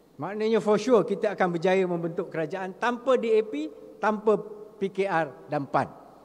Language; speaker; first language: Malay; native; Malay